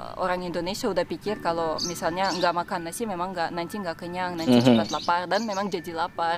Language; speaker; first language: Indonesian; non-native, fluent; Russian